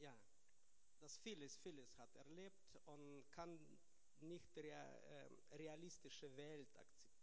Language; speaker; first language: German; non-native, learner; Russian